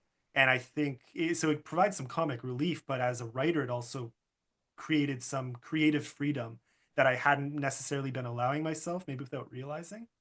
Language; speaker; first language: English; native; English